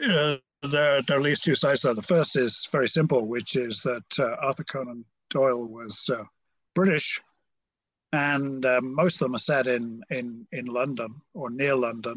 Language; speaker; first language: English; native; English